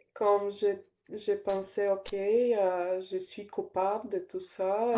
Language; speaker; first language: French; non-native, learner; Bulgarian